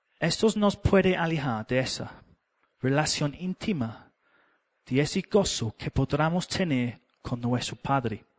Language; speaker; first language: Spanish; non-native, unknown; English